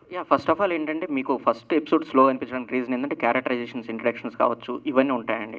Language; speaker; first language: Telugu; native; Telugu